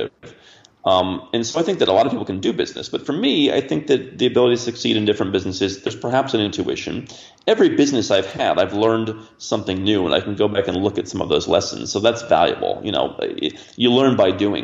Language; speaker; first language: English; native; English